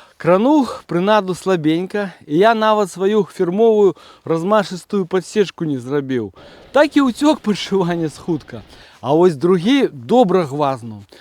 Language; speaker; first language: Belarusian; native; Belarusian